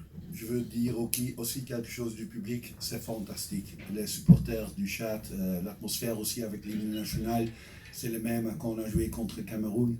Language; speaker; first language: French; non-native, fluent; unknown